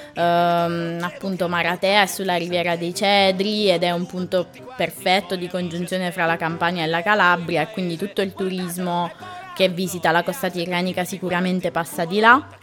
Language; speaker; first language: Italian; native; Italian